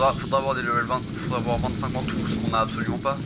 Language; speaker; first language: French; native; French